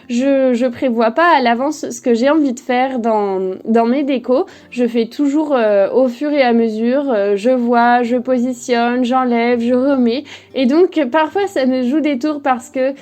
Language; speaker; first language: French; native; French